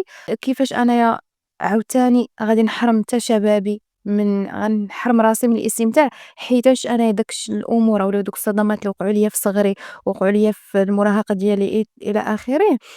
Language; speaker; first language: Arabic; native; Arabic